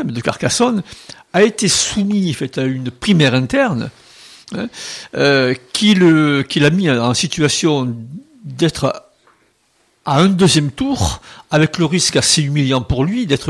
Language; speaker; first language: French; native; French